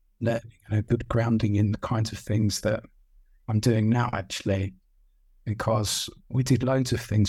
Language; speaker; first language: English; native; English